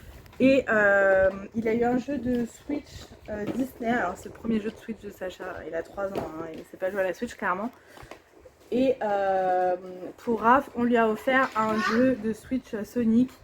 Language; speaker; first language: French; native; French